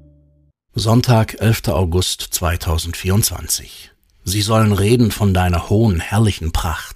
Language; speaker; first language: German; native; German